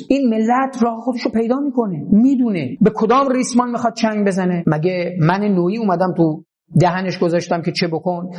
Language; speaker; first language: Persian; native; Persian